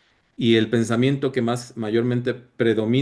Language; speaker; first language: Spanish; native; Spanish